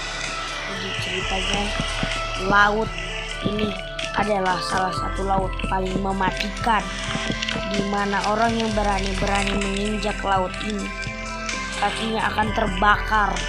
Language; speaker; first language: Indonesian; native; Indonesian